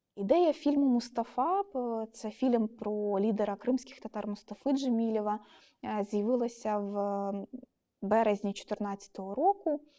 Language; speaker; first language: Ukrainian; non-native, local second language; Russian